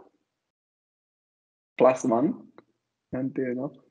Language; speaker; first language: Japanese; non-native, learner; Italian